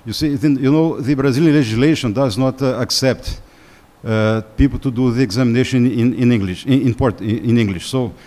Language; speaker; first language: English; non-native, fluent; Portuguese